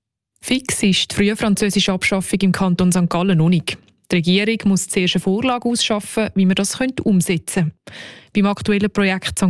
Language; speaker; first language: German; native; German